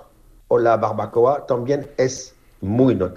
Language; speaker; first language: Spanish; non-native, learner; French